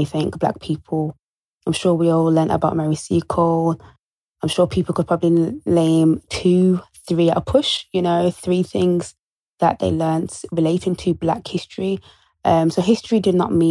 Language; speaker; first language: English; native; English